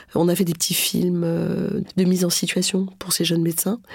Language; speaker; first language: French; non-native, local second language; Arabic